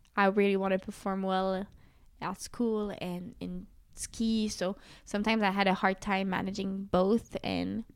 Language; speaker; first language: English; native; English